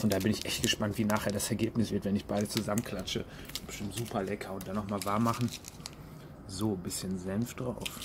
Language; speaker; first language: German; native; German